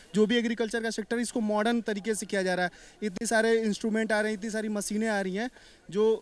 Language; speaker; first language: Hindi; native; Hindi